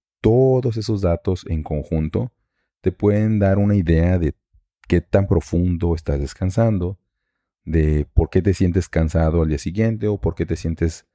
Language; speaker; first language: Spanish; native; Spanish